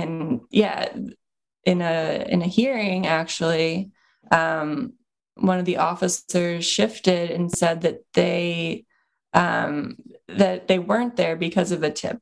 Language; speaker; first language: English; native; English